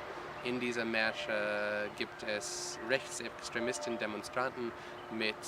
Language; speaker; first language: German; non-native, learner; English